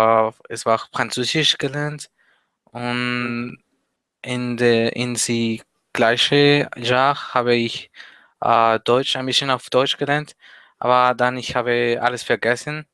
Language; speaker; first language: German; non-native, learner; Spanish